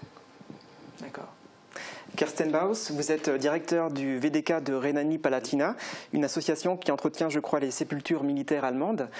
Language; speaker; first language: French; native; French